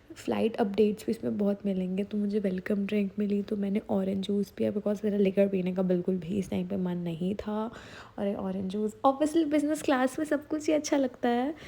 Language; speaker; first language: Hindi; native; Hindi